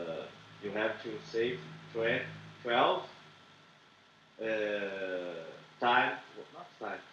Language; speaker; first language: English; non-native, learner; Portuguese